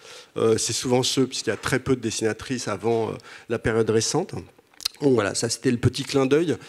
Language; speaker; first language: French; native; French